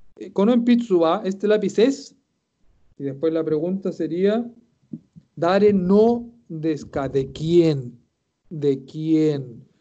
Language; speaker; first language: Spanish; native; Spanish